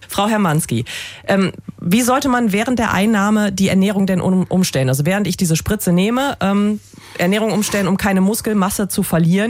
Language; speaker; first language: German; native; German